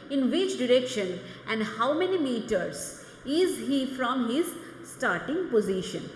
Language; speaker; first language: English; non-native, local second language; Bangla